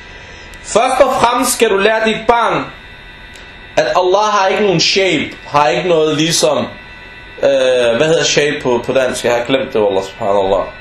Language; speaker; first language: Danish; non-native, fluent; Arabic